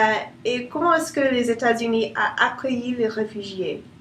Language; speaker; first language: French; non-native, learner; English